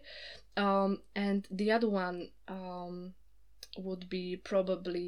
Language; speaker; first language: English; non-native, fluent; Slovak